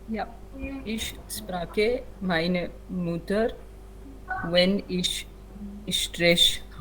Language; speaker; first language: German; non-native, learner; Hindi